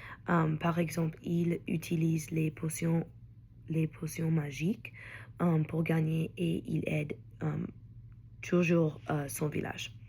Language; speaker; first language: French; non-native, learner; English